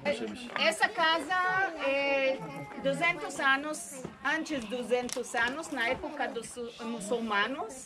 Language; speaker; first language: Portuguese; non-native, learner; Hebrew